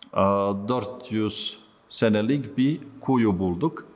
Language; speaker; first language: Turkish; non-native, fluent; Serbian